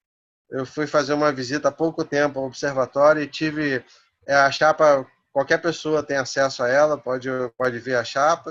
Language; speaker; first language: Portuguese; native; Portuguese